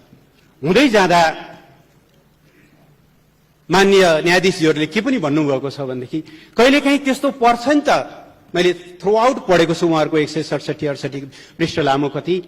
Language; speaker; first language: Nepali; native; Nepali